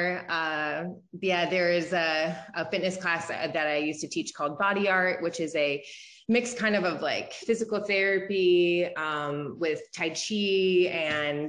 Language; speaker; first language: English; native; English